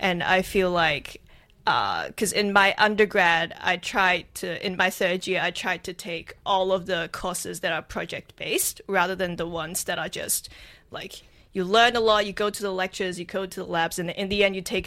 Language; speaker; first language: English; non-native, local second language; Cantonese